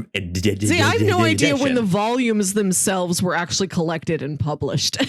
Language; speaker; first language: English; native; English